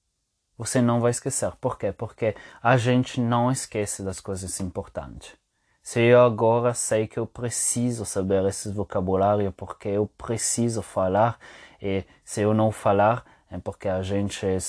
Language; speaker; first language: Portuguese; non-native, fluent; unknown